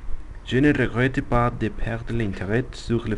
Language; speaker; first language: French; non-native, learner; Spanish